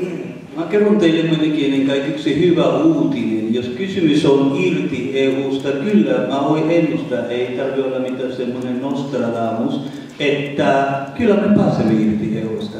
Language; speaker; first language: Finnish; non-native, fluent; Spanish